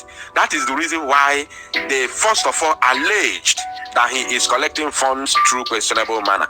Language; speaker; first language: English; non-native, local second language; Igbo